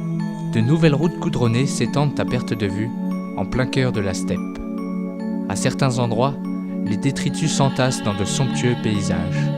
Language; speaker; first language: French; native; French